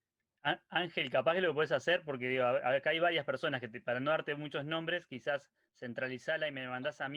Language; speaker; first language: Spanish; native; Spanish